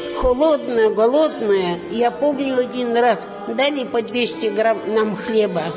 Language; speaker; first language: Russian; native; Russian